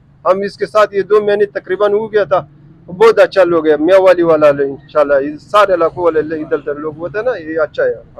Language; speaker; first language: Hindi; non-native, local second language; Pashto